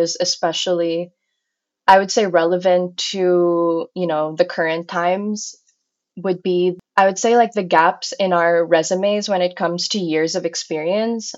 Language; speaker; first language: English; non-native, local second language; Filipino